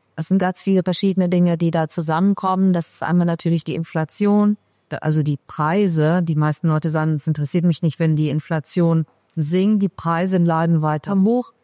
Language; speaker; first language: German; early bilingual, other home language; Persian